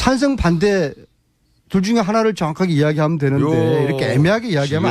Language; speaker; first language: Korean; native; Korean